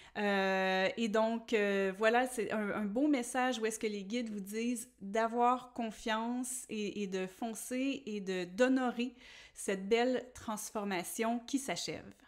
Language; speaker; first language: French; native; French